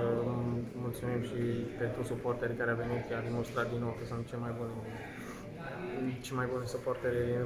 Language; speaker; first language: Romanian; non-native, fluent; Slovak